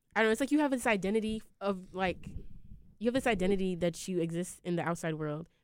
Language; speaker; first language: English; early bilingual, other home language; Akan